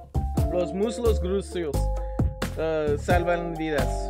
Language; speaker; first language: Spanish; non-native, learner; English